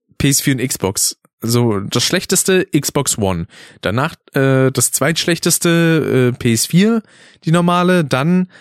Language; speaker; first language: German; native; German